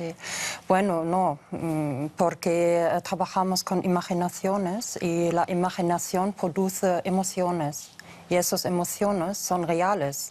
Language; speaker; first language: Spanish; non-native, fluent; German